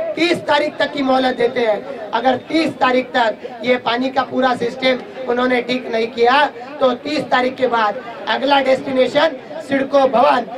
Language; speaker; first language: Hindi; non-native, local second language; Marathi